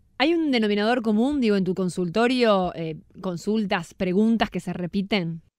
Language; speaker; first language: Spanish; native; Spanish